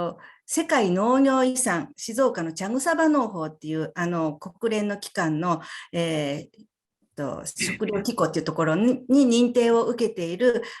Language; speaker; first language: Japanese; native; Japanese